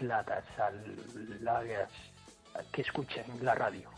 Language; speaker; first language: Spanish; non-native, fluent; English